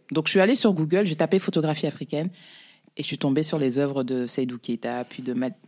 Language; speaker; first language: French; native; French